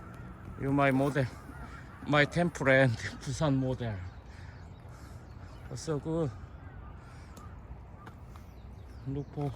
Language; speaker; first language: English; non-native, learner; Korean